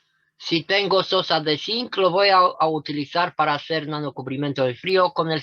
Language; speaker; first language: Spanish; non-native, fluent; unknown